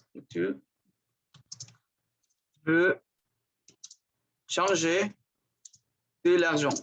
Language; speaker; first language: French; non-native, fluent; Spanish